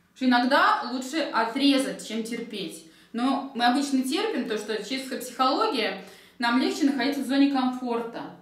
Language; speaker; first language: Russian; native; Russian